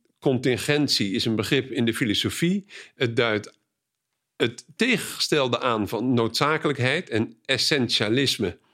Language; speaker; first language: Dutch; native; Dutch